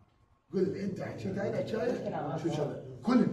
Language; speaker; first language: Arabic; native; Arabic